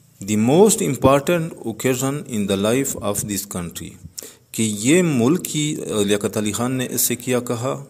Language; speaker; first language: Urdu; native; Urdu